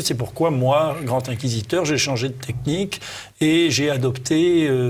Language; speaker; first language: French; native; French